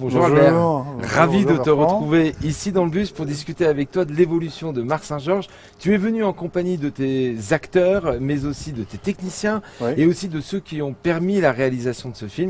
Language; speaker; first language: French; native; French